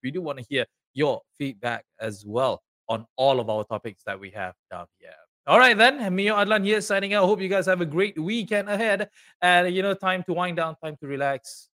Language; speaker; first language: English; non-native, local second language; Malay